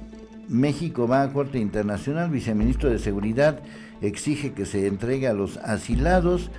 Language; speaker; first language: Spanish; native; Spanish